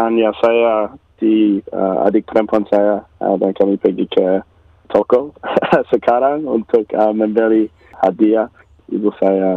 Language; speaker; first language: Indonesian; non-native, learner; English